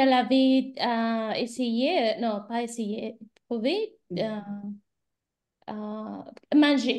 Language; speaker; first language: French; non-native, learner; Spanish